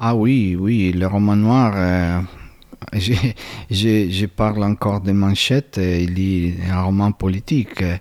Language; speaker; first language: French; non-native, fluent; Italian